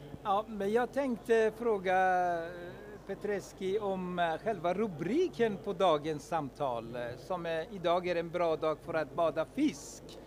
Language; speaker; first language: Swedish; non-native, fluent; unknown